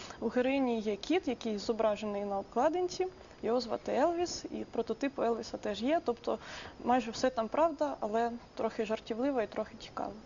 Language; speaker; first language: Ukrainian; native; Ukrainian